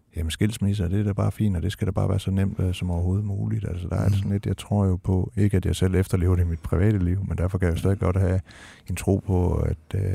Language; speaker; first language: Danish; native; Danish